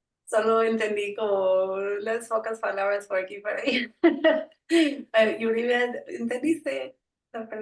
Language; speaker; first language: Spanish; non-native, fluent; English